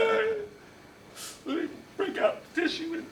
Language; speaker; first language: English; native; English